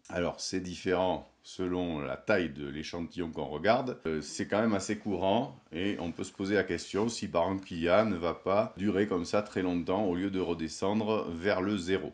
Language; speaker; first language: French; native; French